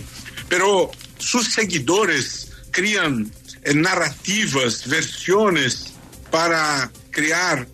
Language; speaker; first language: Spanish; non-native, fluent; Portuguese